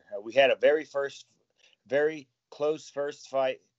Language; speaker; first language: English; native; English